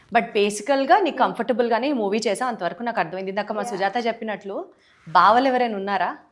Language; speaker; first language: Telugu; native; Telugu